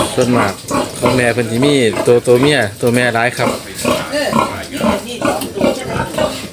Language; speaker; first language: Thai; non-native, local second language; Northeastern Thai